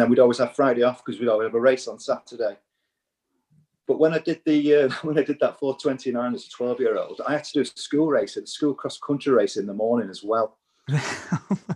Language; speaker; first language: English; native; English